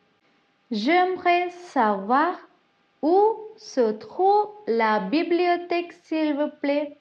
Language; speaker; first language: French; non-native, fluent; Tamil